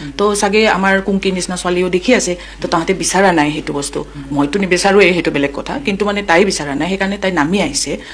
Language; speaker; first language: Assamese; non-native, local second language; Nepali